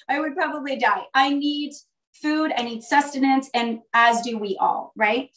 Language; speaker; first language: English; native; English